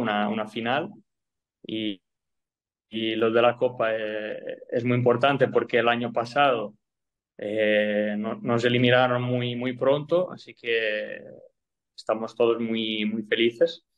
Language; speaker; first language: Spanish; non-native, fluent; Italian